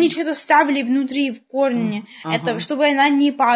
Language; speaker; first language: Russian; early bilingual, heritage; Russian